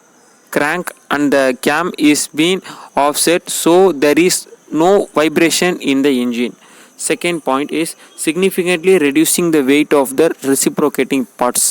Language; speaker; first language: English; non-native, local second language; Tamil